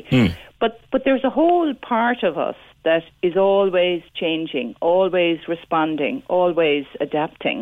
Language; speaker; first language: English; native; English